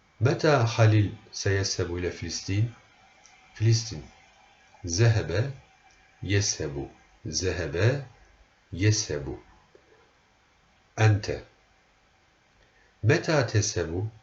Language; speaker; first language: Arabic; non-native, fluent; Turkish